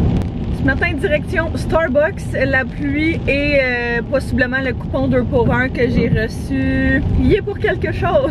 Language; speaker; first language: French; native; French